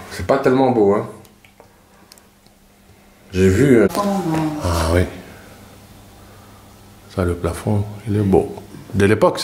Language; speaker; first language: French; native; French